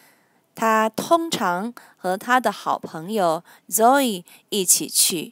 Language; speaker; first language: Chinese; non-native, learner; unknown